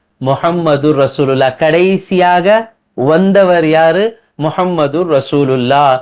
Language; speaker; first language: Tamil; non-native, local second language; Urdu